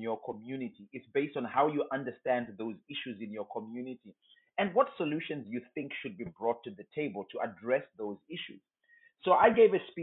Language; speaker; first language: English; non-native, local second language; Shona